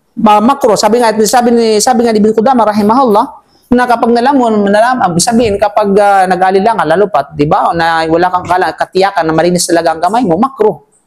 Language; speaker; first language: Filipino; native; Filipino